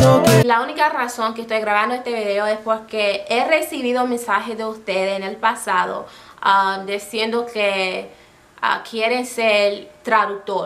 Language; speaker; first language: Spanish; non-native, fluent; English